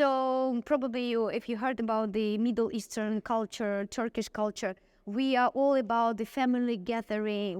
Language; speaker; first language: English; non-native, fluent; Russian